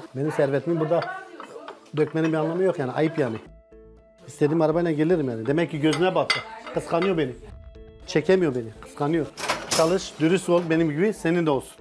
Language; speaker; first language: Turkish; native; Turkish